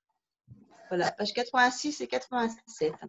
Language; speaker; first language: French; native; French